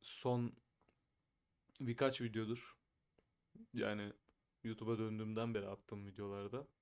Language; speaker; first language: Turkish; native; Turkish